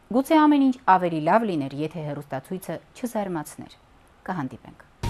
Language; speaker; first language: Armenian; native; Armenian